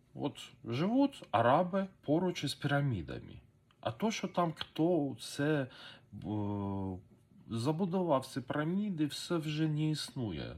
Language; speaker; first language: Ukrainian; non-native, learner; Persian